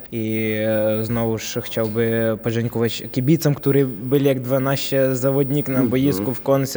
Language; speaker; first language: Polish; non-native, learner; Ukrainian